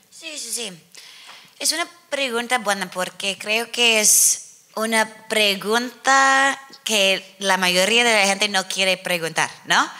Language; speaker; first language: Spanish; non-native, learner; English